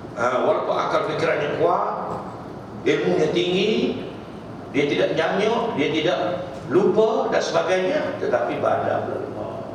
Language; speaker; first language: Malay; native; Malay